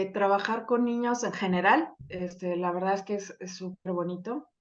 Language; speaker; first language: Spanish; native; Spanish